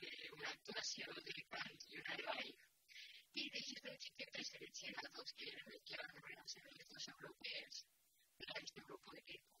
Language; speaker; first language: Catalan; non-native, local second language; Spanish